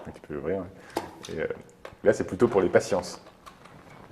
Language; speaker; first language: French; native; French